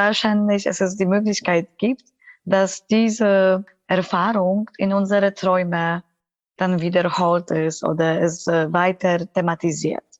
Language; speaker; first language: German; non-native, fluent; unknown